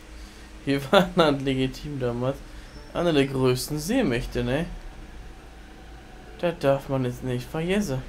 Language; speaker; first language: German; native; German